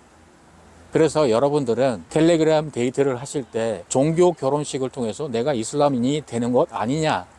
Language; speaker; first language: Korean; native; Korean